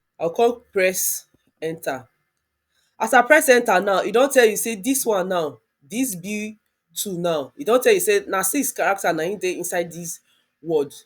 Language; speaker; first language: Nigerian Pidgin; non-native, local second language; Yoruba